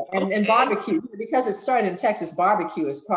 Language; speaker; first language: English; native; English